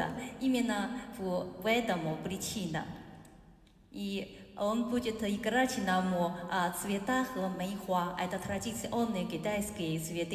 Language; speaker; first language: Russian; non-native, learner; Chinese